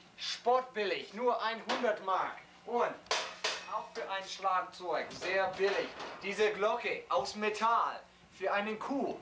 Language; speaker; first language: German; non-native, learner; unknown